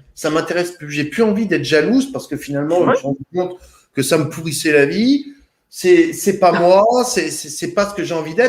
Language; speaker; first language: French; native; French